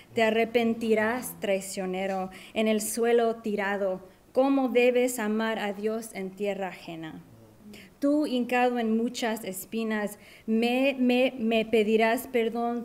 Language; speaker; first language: Spanish; early bilingual, other home language; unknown